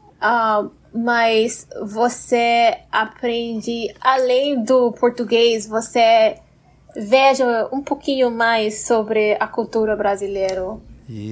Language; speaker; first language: Portuguese; non-native, fluent; English